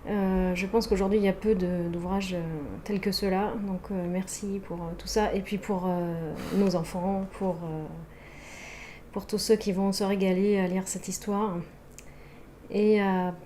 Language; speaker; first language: French; native; French